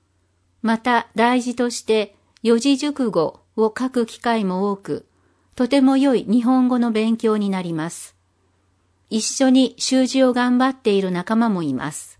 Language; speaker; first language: Japanese; non-native, fluent; English